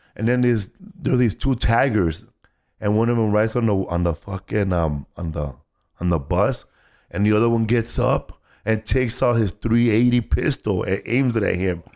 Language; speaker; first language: English; native; English